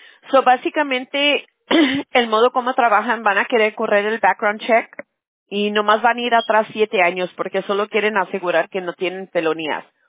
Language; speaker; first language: Spanish; early bilingual, heritage; Spanish